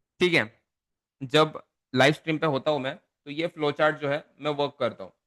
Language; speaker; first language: Hindi; non-native, local second language; Marathi